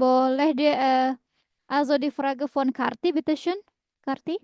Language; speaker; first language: German; non-native, fluent; Indonesian